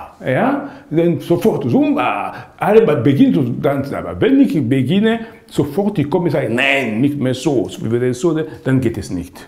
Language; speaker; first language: German; non-native, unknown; Lingala